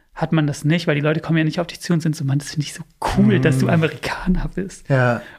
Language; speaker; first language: German; early bilingual, other home language; English